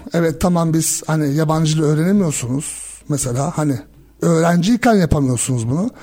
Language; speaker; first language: Turkish; early bilingual, heritage; Turkish